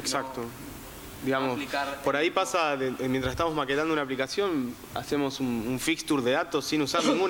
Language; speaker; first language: Spanish; native; Spanish